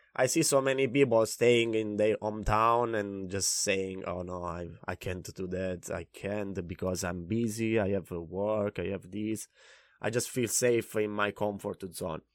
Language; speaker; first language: English; non-native, fluent; Italian